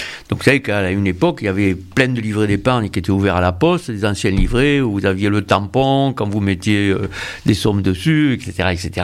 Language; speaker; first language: French; native; French